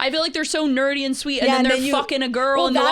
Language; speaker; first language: English; native; English